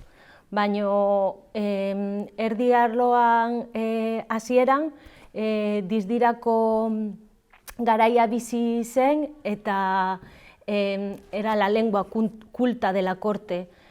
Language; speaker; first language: Basque; non-native, learner; Galician